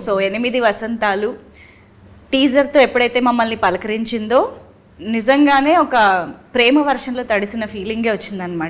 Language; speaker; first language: Telugu; native; Telugu